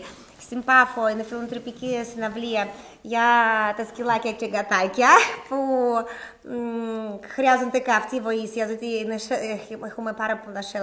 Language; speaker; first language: Greek; non-native, learner; Russian